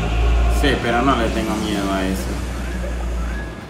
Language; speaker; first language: Spanish; native; Spanish